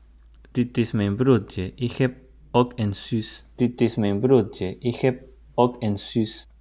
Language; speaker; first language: Dutch; non-native, learner; Spanish